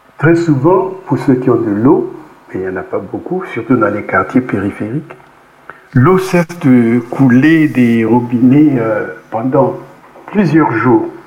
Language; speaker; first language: French; non-native, local second language; Kongo